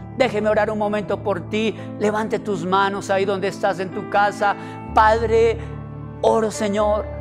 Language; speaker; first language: Spanish; native; Spanish